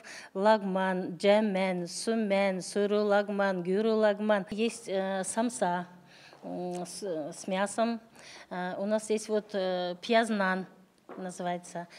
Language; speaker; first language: Russian; non-native, local second language; Uyghur